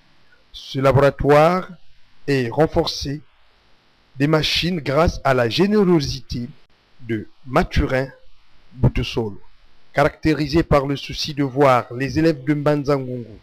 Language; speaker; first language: French; non-native, local second language; Kongo